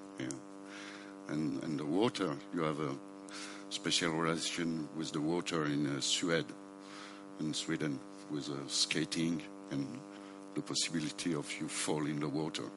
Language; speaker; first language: English; non-native, learner; French